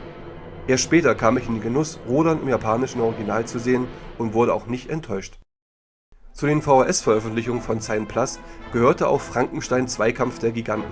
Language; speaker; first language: German; native; German